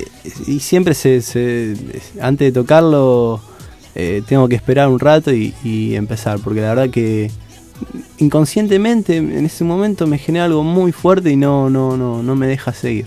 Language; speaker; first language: Spanish; native; Spanish